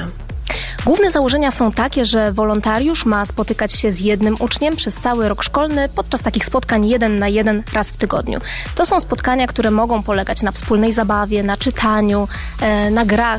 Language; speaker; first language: Polish; native; Polish